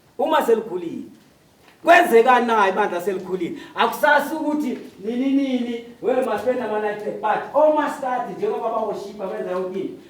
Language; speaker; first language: Zulu; non-native, local second language; Southern Sotho